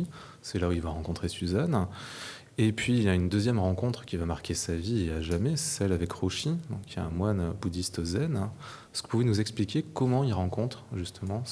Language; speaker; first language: French; native; French